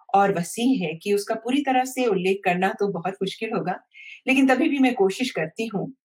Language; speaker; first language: Hindi; native; Hindi